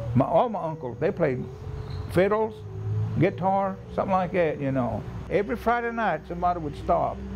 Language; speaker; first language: English; native; English